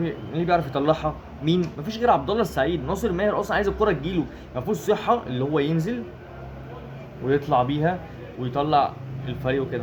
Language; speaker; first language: Arabic; native; Arabic